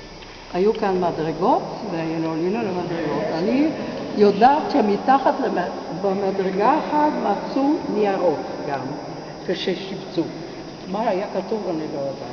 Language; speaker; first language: Hebrew; non-native, fluent; Italian